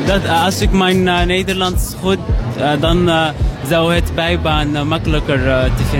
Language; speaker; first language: Dutch; non-native, learner; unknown